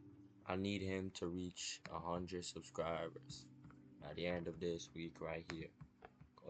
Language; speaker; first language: English; native; English